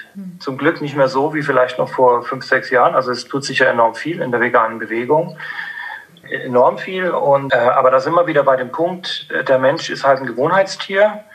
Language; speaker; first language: German; native; German